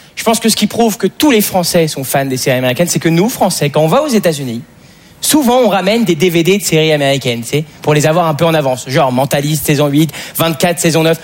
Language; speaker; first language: French; native; French